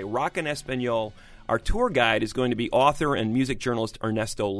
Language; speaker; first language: English; native; English